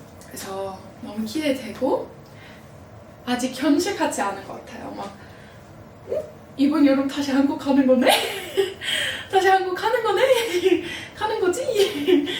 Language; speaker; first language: Korean; non-native, fluent; English